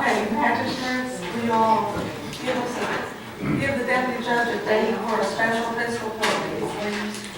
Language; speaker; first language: English; native; English